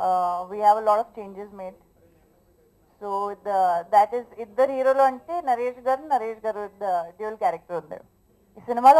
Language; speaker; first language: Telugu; non-native, local second language; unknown